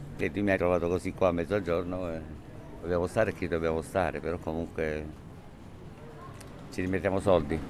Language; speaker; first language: Italian; native; Italian